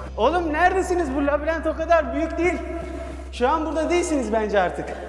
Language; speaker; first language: Turkish; native; Turkish